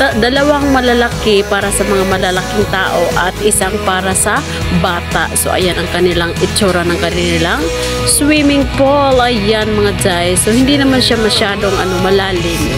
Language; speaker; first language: Filipino; non-native, local second language; Cebuano